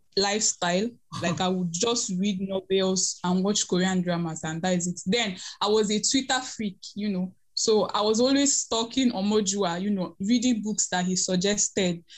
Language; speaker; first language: English; non-native, local second language; Igbo